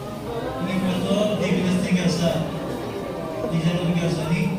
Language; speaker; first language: Indonesian; non-native, learner; Arabic